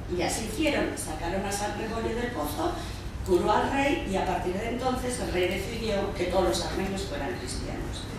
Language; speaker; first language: Spanish; early bilingual, heritage; Spanish